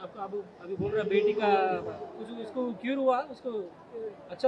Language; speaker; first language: Hindi; non-native, local second language; Telugu